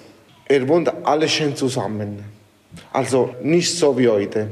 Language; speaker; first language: German; non-native, learner; Italian